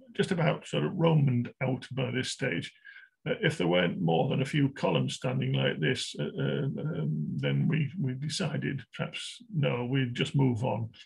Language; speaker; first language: English; native; English